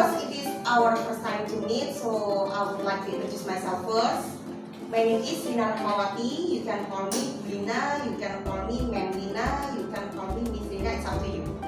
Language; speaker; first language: English; non-native, fluent; Javanese